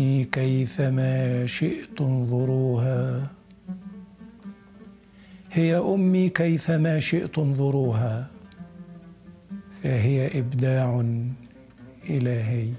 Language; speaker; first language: Arabic; native; Arabic